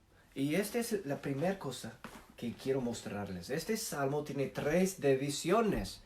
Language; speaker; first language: Spanish; non-native, fluent; English